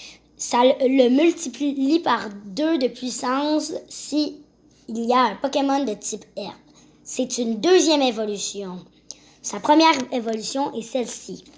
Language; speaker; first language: French; native; French